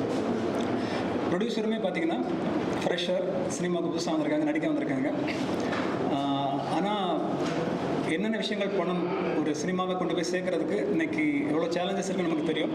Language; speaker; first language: Tamil; native; Tamil